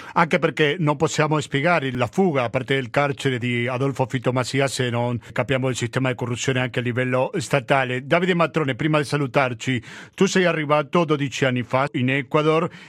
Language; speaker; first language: Italian; native; Italian